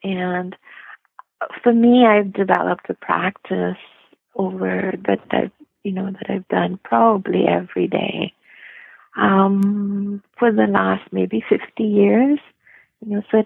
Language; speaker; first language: English; non-native, local second language; Gujarati